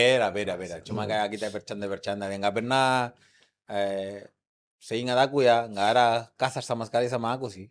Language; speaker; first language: Indonesian; non-native, fluent; Spanish